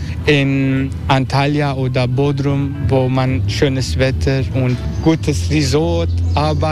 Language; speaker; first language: German; non-native, learner; Dutch